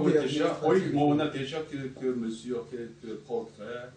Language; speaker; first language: French; non-native, fluent; Chinese